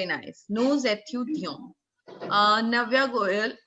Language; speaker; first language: French; non-native, fluent; Hindi